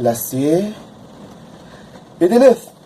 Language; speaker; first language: French; non-native, learner; Portuguese